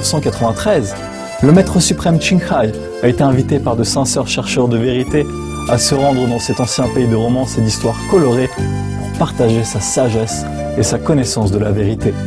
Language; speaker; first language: French; native; French